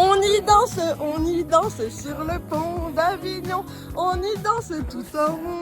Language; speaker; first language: French; native; French